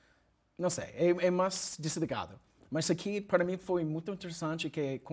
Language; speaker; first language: Portuguese; non-native, learner; English